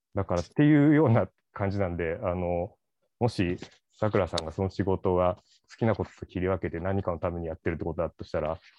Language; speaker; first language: Japanese; native; Japanese